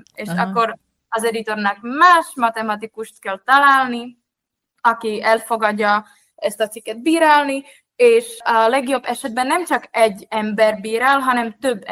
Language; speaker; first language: Hungarian; non-native, fluent; Czech